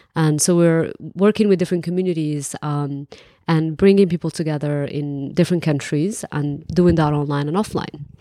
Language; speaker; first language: English; non-native, fluent; Arabic